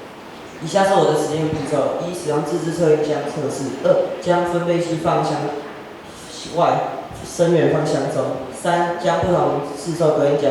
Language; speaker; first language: Chinese; native; Chinese